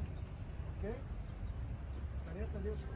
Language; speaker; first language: Russian; non-native, learner; Arabic